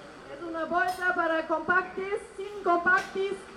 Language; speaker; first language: Spanish; non-native, learner; German